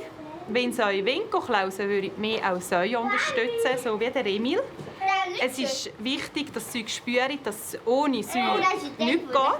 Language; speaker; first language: German; native; German